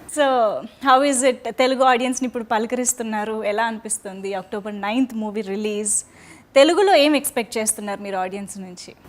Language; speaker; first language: Telugu; native; Telugu